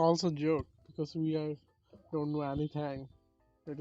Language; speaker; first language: English; non-native, learner; Bangla